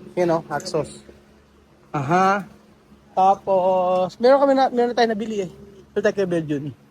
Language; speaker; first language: Filipino; native; Filipino